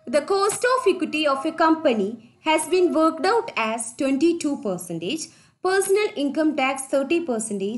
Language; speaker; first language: English; non-native, local second language; Malayalam